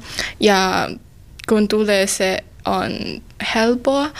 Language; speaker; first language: Finnish; non-native, learner; Chinese